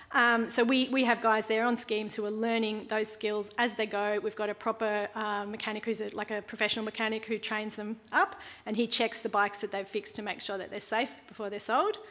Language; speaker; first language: English; native; English